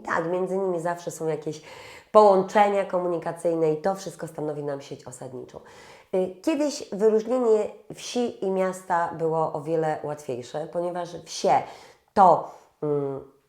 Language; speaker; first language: Polish; native; Polish